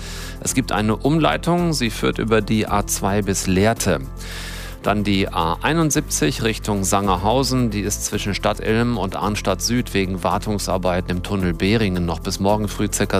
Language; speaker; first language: German; native; German